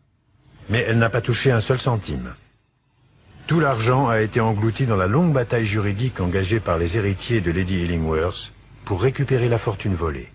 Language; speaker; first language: French; native; French